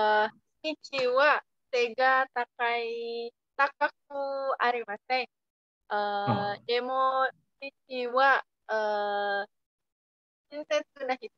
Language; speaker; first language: Japanese; non-native, learner; Indonesian